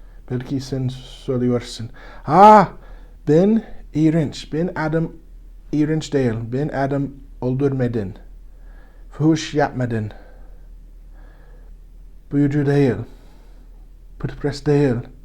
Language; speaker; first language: Turkish; non-native, learner; English